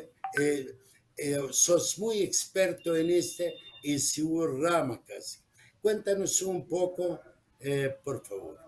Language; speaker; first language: Spanish; non-native, fluent; Arabic